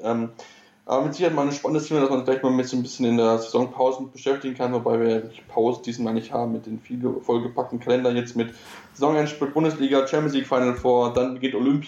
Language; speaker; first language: German; native; German